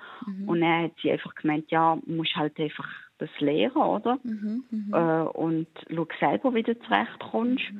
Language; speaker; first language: German; native; German